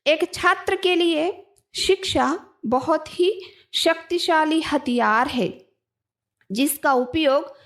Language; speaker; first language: Hindi; non-native, local second language; Kannada